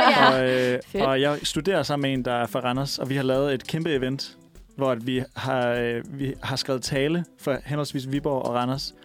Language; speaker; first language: Danish; native; Danish